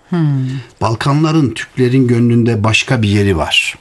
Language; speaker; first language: Turkish; native; Turkish